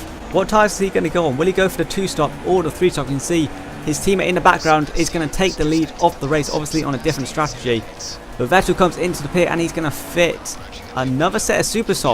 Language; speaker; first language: English; native; English